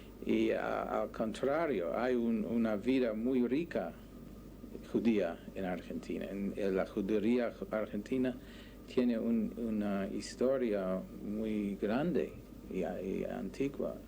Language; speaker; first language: Spanish; non-native, learner; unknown